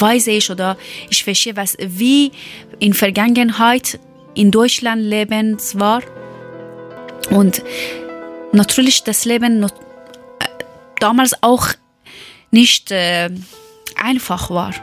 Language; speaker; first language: German; non-native, learner; Persian